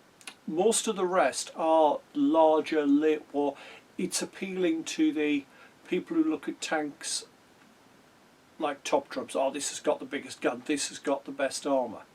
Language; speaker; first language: English; native; English